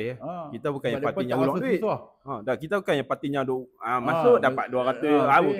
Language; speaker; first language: Malay; native; Malay